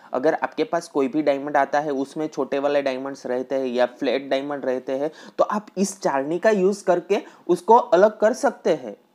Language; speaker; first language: Hindi; non-native, local second language; Gujarati